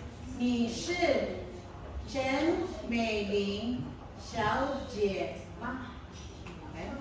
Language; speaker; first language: Chinese; non-native, fluent; Filipino